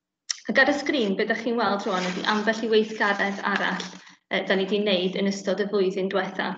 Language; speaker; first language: Welsh; native; Welsh